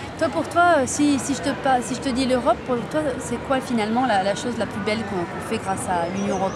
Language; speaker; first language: French; native; French